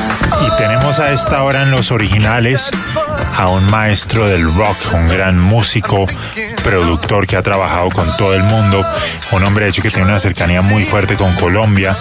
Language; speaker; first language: Spanish; native; Spanish